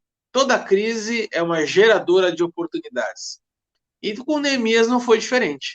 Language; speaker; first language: Portuguese; native; Portuguese